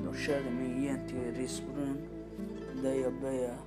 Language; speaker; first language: Swedish; non-native, learner; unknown